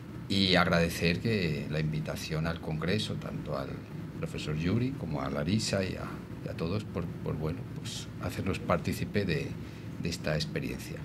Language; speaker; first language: Spanish; native; Spanish